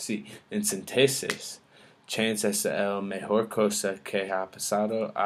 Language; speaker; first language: Spanish; non-native, learner; English